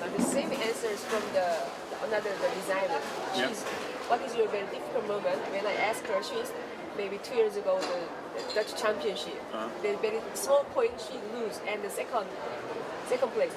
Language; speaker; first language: English; non-native, learner; Korean